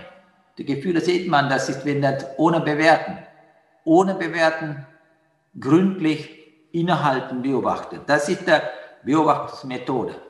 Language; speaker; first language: German; non-native, learner; Sinhala